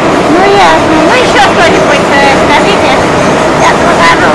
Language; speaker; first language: Russian; native; Russian